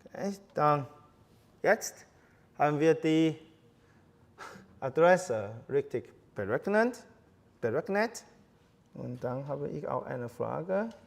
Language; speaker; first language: German; non-native, fluent; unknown